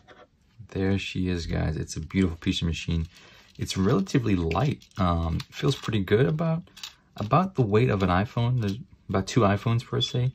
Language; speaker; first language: English; native; English